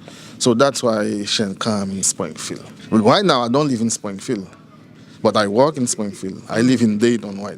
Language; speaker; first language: English; non-native, learner; Haitian Creole